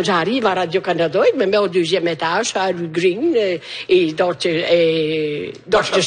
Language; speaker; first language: French; non-native, fluent; Italian